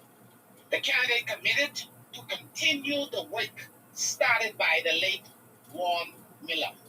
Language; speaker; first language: English; native; English